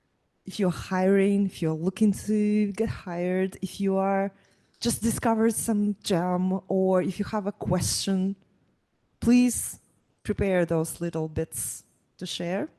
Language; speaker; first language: English; non-native, fluent; Russian